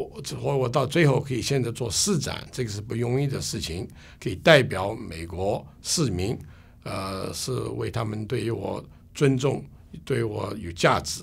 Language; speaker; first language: Chinese; non-native, local second language; Cantonese